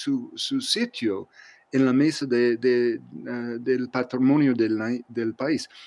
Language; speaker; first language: Spanish; non-native, fluent; English